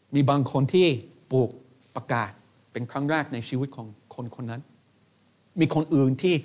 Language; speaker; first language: Thai; non-native, fluent; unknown